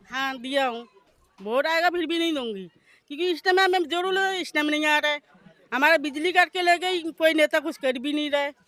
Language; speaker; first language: Hindi; non-native, local second language; Bangla